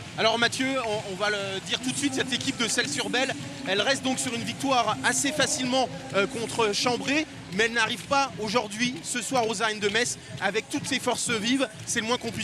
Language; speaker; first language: French; native; French